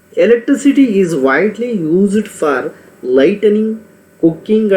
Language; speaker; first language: English; non-native, local second language; Kannada